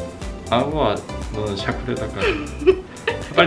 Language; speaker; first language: Korean; native; Korean